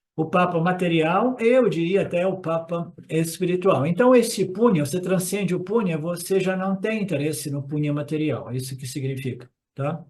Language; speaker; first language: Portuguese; non-native, fluent; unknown